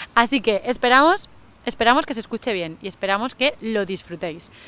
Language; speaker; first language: Spanish; native; Spanish